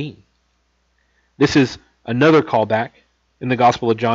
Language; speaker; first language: English; native; English